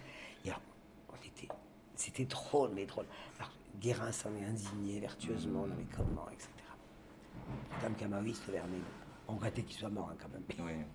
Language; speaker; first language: French; native; French